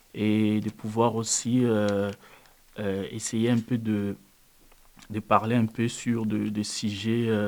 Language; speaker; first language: French; non-native, local second language; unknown